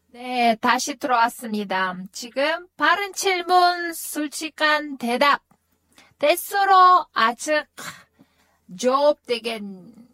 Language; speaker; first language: Korean; non-native, fluent; Kyrgyz